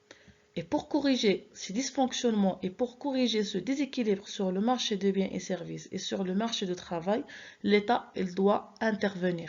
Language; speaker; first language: French; non-native, local second language; Arabic